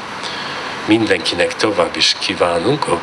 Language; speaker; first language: Hungarian; non-native, learner; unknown